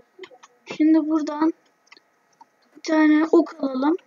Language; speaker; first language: Turkish; native; Turkish